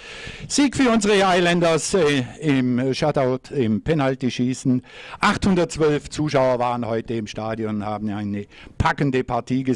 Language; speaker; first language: German; native; German